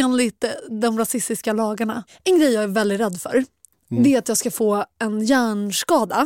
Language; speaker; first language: Swedish; native; Swedish